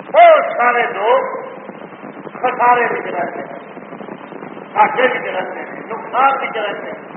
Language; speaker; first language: Urdu; non-native, local second language; Punjabi